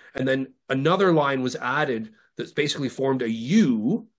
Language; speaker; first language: English; native; English